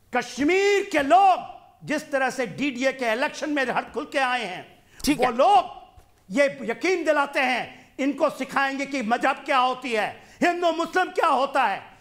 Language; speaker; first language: Hindi; non-native, local second language; Punjabi